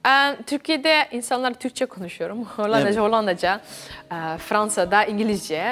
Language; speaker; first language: Turkish; early bilingual, heritage; Dutch